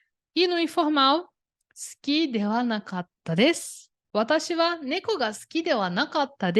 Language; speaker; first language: Japanese; non-native, fluent; Portuguese